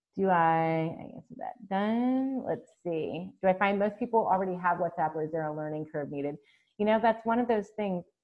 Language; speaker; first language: English; native; English